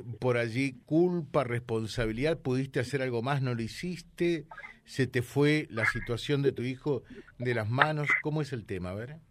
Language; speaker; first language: Spanish; native; Spanish